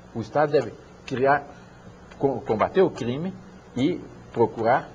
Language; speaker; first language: Portuguese; early bilingual, other home language; French